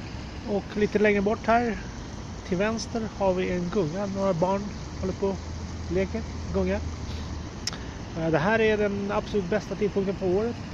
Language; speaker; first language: Swedish; native; Swedish